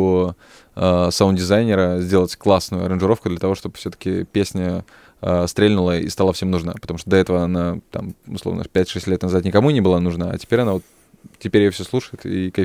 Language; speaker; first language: Russian; native; Russian